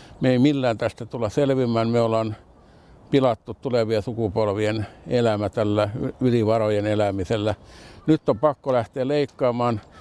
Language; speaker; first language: Finnish; native; Finnish